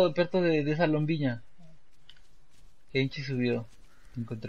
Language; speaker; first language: Spanish; non-native, fluent; Portuguese